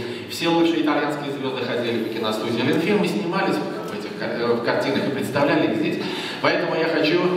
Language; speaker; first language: Russian; native; Russian